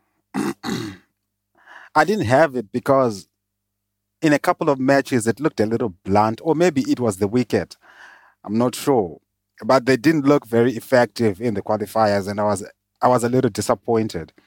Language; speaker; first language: English; non-native, local second language; Shona